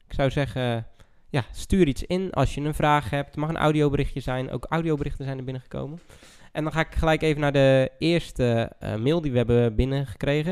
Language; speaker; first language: Dutch; native; Dutch